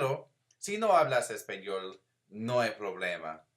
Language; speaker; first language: Spanish; non-native, learner; English